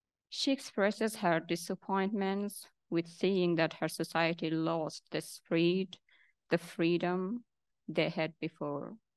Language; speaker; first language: English; non-native, local second language; Hazaragi